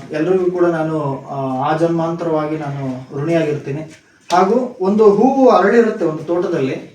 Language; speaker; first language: Kannada; native; Kannada